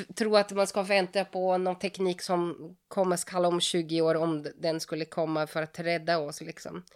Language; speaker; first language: Swedish; non-native, fluent; Portuguese